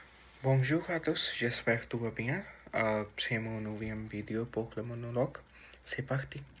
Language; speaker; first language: French; non-native, learner; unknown